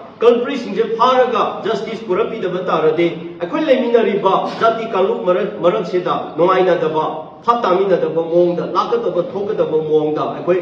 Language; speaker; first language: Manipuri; non-native, local second language; Tangkhul Naga (India)